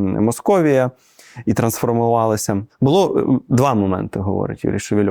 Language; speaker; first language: Ukrainian; native; Ukrainian